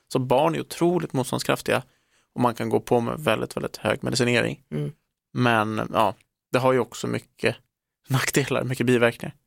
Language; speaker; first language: Swedish; native; Swedish